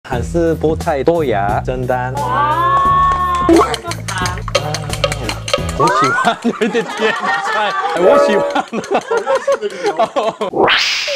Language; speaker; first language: Chinese; non-native, learner; Korean